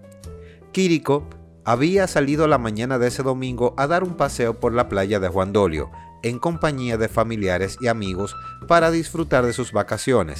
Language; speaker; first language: Spanish; native; Spanish